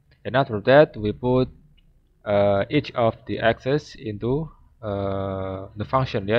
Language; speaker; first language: English; non-native, fluent; Indonesian